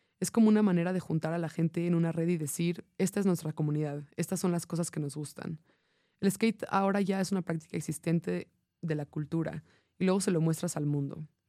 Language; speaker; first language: Spanish; non-native, fluent; English